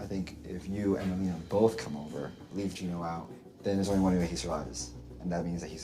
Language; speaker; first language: English; native; English